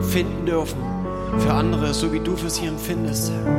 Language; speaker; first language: German; native; German